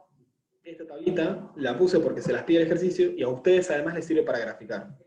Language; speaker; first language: Spanish; native; Spanish